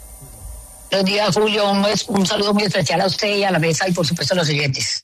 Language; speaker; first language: Spanish; native; Spanish